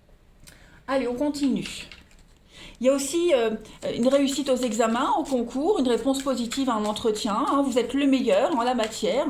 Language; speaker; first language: French; native; French